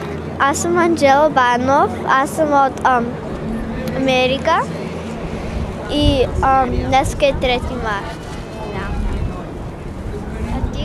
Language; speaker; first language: Bulgarian; early bilingual, heritage; Bulgarian